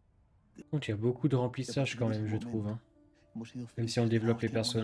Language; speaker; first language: French; native; French